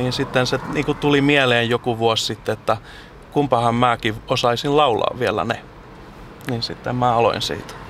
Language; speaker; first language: Finnish; early bilingual, heritage; Finnish